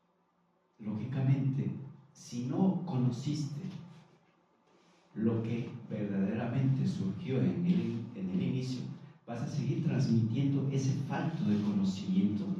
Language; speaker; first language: Spanish; native; Spanish